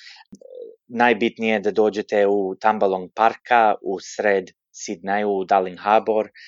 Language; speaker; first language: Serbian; early bilingual, heritage; Serbian